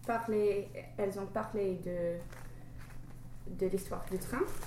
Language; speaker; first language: French; non-native, learner; English